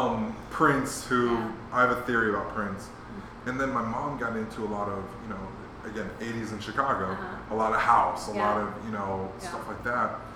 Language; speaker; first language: English; native; English